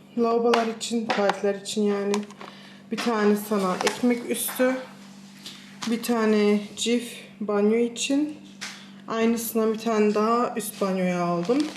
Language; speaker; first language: Turkish; early bilingual, heritage; Turkish